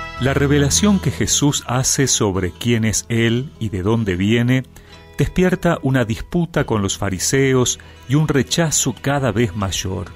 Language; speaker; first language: Spanish; native; Spanish